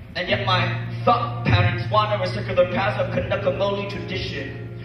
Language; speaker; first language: English; native; English